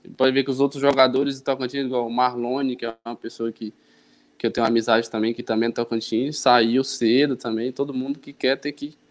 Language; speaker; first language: Portuguese; native; Portuguese